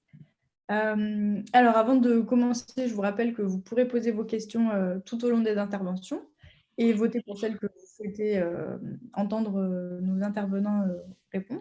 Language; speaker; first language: French; native; French